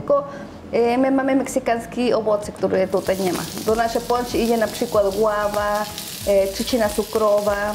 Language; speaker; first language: Polish; non-native, learner; Spanish